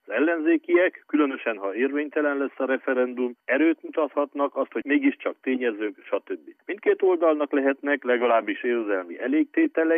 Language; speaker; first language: Hungarian; native; Hungarian